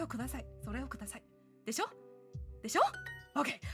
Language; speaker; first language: Japanese; non-native, learner; English